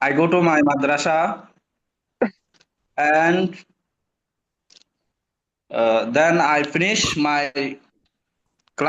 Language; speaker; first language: English; non-native, learner; Bangla